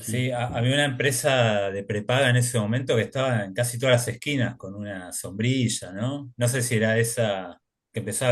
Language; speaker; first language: Spanish; native; Spanish